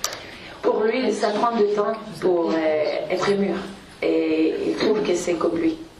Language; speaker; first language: French; non-native, fluent; Spanish